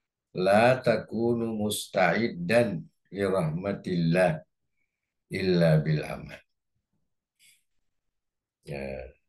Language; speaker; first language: Arabic; non-native, fluent; Indonesian